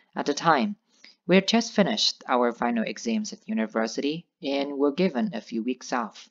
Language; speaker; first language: English; non-native, fluent; Vietnamese